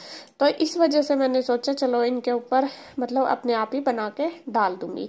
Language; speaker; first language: Hindi; native; Hindi